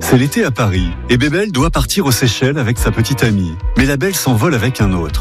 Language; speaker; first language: French; native; French